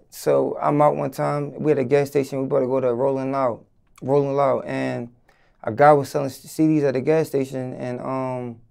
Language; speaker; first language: English; native; English